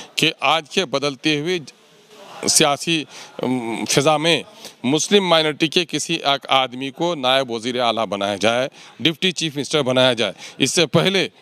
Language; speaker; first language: Hindi; native; Hindi